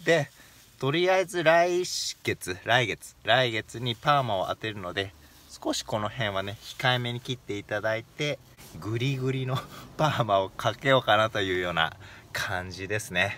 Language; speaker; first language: Japanese; native; Japanese